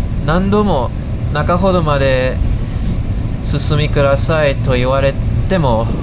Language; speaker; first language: Japanese; non-native, fluent; English